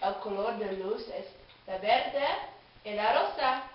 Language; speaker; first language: Spanish; non-native, learner; Dutch